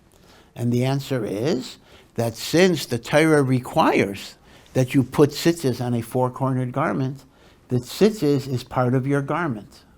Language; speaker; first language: English; native; English